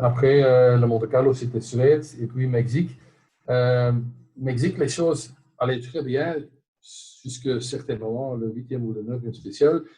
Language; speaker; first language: French; non-native, local second language; Dutch